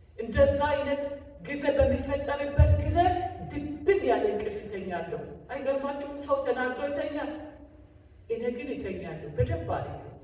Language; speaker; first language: Amharic; native; Amharic